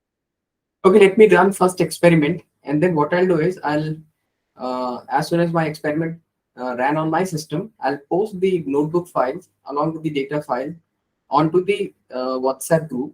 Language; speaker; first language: English; non-native, local second language; Hindi